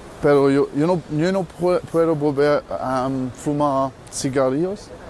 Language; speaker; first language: Spanish; non-native, learner; German